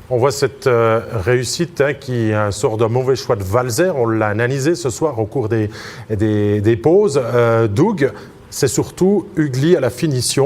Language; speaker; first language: French; native; French